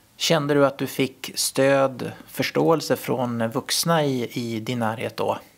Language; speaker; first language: Swedish; native; Swedish